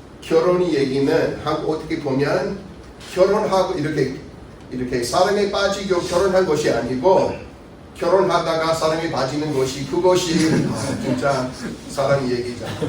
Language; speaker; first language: Korean; non-native, fluent; English